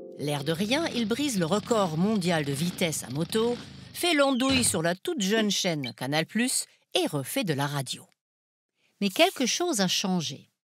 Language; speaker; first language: French; non-native, fluent; German